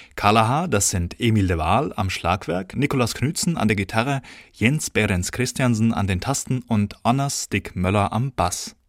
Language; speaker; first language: German; native; German